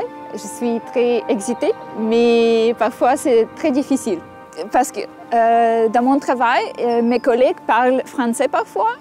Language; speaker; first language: French; non-native, learner; Russian